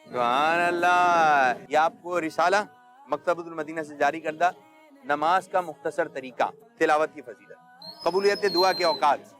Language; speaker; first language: Urdu; native; Urdu